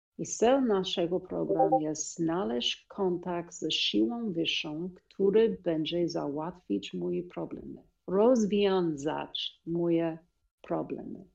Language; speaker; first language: Polish; non-native, learner; English